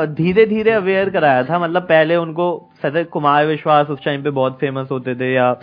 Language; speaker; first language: Hindi; native; Hindi